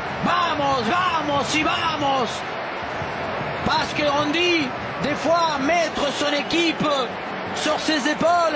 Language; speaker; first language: French; native; French